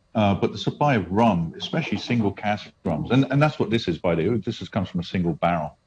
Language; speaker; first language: English; native; English